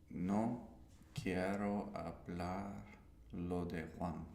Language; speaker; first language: Spanish; non-native, learner; English